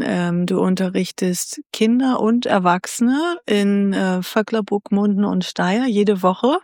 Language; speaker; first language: German; native; German